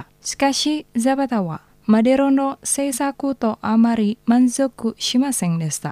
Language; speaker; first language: Japanese; non-native, learner; Indonesian